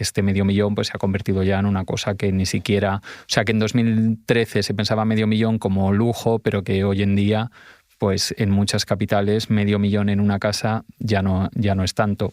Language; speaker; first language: Spanish; native; Spanish